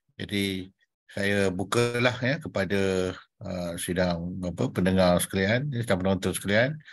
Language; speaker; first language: Malay; native; Malay